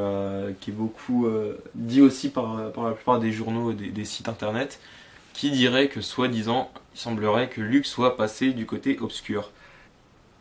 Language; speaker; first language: French; native; French